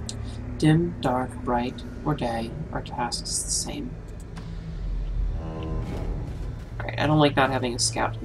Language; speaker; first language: English; native; English